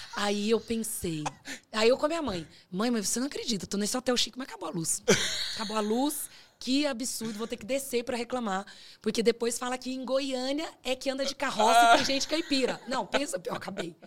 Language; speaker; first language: Portuguese; native; Portuguese